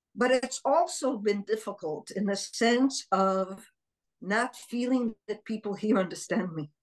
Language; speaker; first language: English; early bilingual, other home language; Hebrew